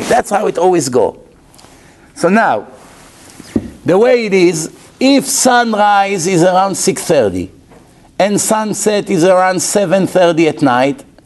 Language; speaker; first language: English; non-native, fluent; Hebrew